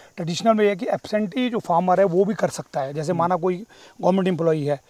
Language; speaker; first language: Hindi; native; Hindi